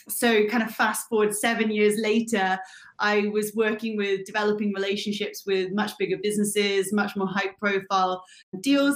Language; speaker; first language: English; native; English